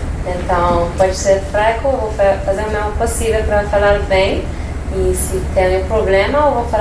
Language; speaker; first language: Portuguese; non-native, fluent; French